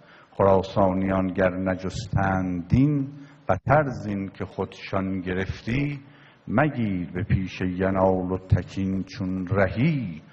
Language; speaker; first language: Persian; native; Persian